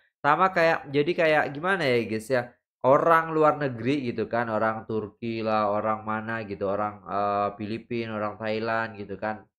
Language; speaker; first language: Indonesian; native; Indonesian